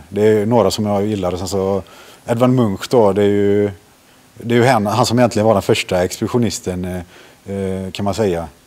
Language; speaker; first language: Swedish; early bilingual, other home language; Finnish